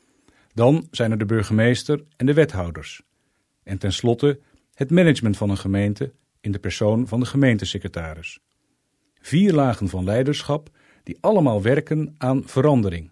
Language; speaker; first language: Dutch; native; Dutch